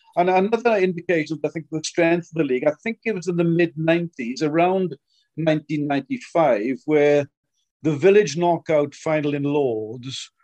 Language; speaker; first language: English; native; English